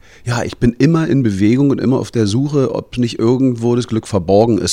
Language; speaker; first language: German; native; German